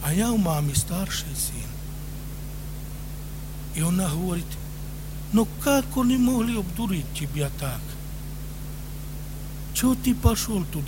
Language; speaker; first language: Ukrainian; non-native, local second language; Romany